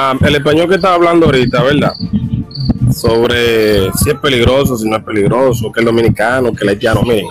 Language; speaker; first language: Spanish; native; Spanish